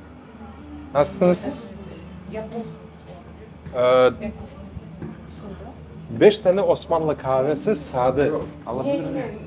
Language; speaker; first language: Turkish; non-native, fluent; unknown